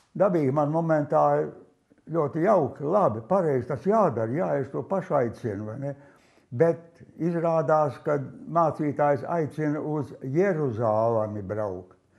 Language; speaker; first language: Latvian; early bilingual, heritage; Latvian